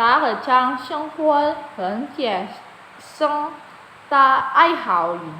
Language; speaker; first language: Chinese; non-native, fluent; Indonesian